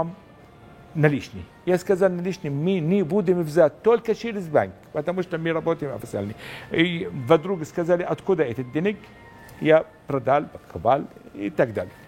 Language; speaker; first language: Russian; non-native, learner; Arabic